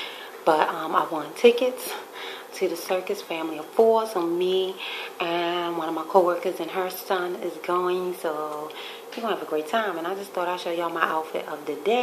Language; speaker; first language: English; native; English